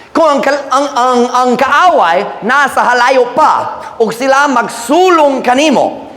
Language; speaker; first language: Cebuano; non-native, fluent; English